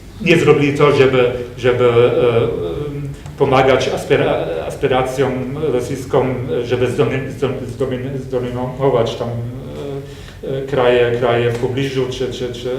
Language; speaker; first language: Polish; non-native, fluent; German